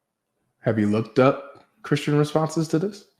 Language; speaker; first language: English; native; English